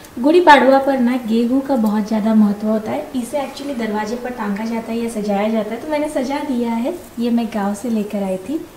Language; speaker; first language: Hindi; non-native, local second language; Marathi